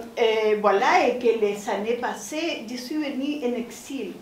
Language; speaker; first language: French; non-native, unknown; Spanish